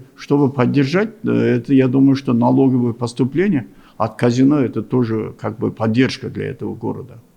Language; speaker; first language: Russian; non-native, local second language; Kazakh